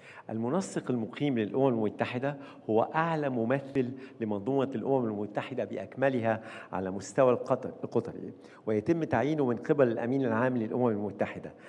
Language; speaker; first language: Arabic; native; Arabic